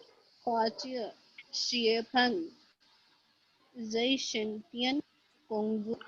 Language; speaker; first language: Chinese; non-native, learner; Urdu